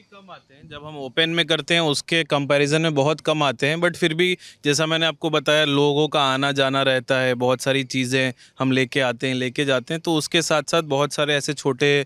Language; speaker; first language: Hindi; native; Hindi